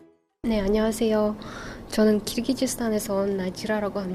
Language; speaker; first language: Korean; non-native, fluent; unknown